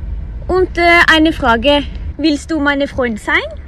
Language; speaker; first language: German; non-native, learner; English